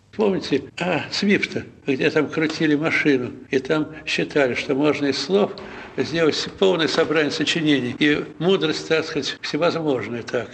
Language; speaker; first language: Russian; native; Russian